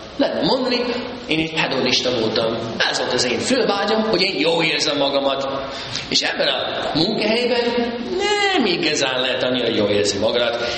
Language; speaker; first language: Hungarian; early bilingual, heritage; Hungarian